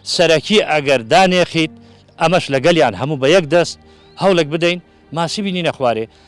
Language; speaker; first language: Central Kurdish; native; Central Kurdish